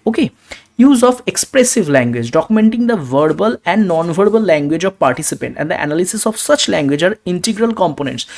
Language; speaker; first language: English; non-native, local second language; Bangla